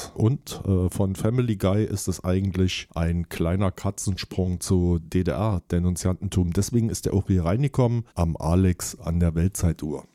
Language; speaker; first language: German; native; German